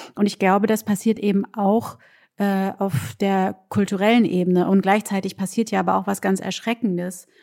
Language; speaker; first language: German; early bilingual, other home language; Portuguese